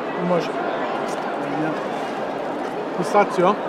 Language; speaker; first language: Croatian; non-native, learner; Italian